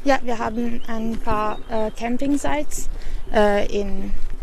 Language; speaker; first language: German; non-native, learner; Italian